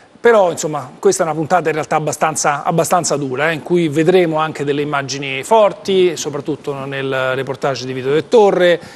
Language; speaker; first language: Italian; native; Italian